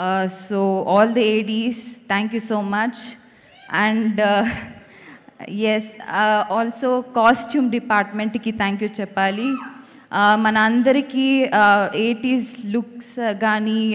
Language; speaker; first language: Telugu; non-native, learner; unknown